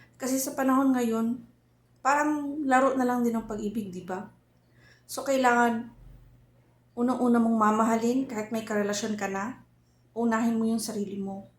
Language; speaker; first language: Filipino; native; Filipino